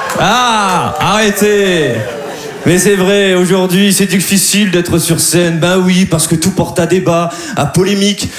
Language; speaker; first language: French; native; French